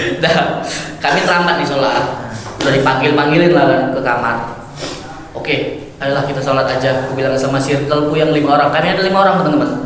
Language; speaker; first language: Indonesian; native; Indonesian